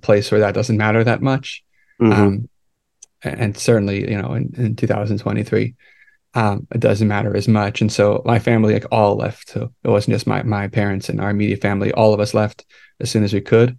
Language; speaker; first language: English; native; English